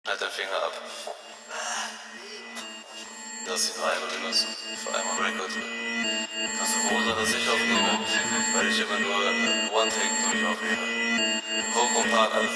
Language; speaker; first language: German; native; German